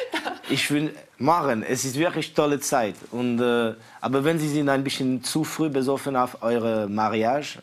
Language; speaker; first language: German; non-native, fluent; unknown